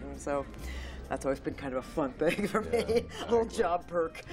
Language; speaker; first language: English; native; English